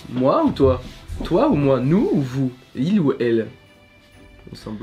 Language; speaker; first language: French; native; French